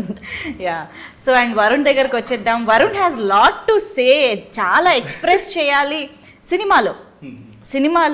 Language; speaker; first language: Telugu; native; Telugu